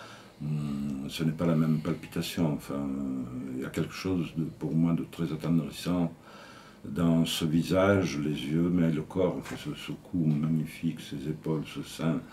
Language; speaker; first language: French; native; French